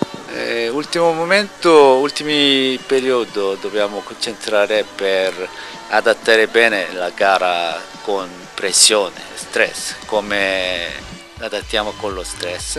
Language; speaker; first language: Italian; non-native, learner; Korean